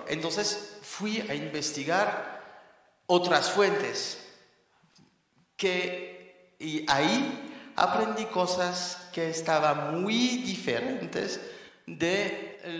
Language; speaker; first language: Spanish; non-native, fluent; French